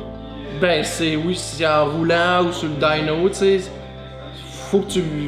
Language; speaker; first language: French; native; French